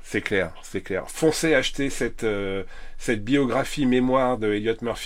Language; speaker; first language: French; native; French